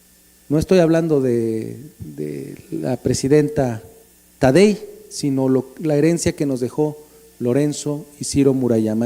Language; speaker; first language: Spanish; native; Spanish